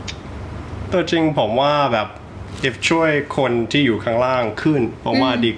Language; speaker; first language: Thai; early bilingual, heritage; Thai